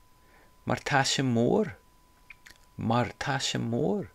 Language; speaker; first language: Irish; non-native, fluent; English